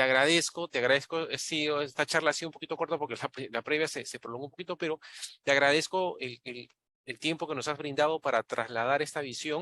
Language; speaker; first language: Spanish; native; Spanish